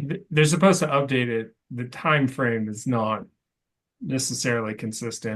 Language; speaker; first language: English; native; English